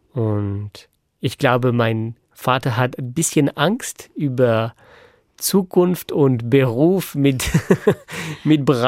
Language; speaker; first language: German; non-native, fluent; French